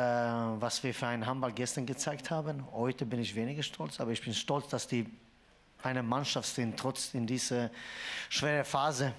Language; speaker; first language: German; non-native, fluent; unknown